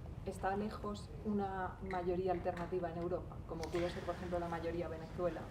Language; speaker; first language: Spanish; native; Spanish